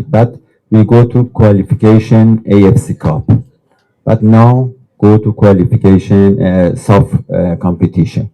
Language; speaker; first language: English; non-native, learner; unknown